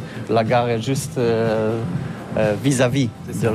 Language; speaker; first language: French; non-native, learner; Polish